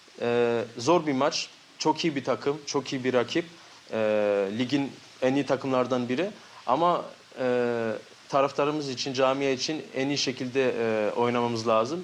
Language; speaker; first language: Turkish; early bilingual, heritage; Turkish